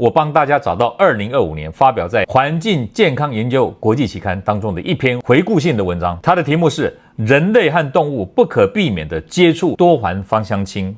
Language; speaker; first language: Chinese; native; Chinese